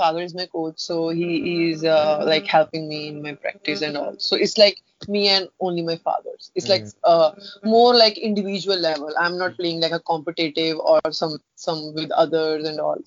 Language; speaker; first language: English; non-native, local second language; Punjabi